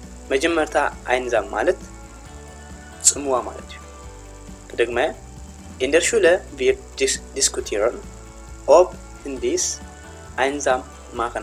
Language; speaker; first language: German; non-native, fluent; Tigrinya